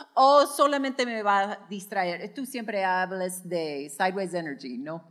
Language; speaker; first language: Spanish; non-native, fluent; English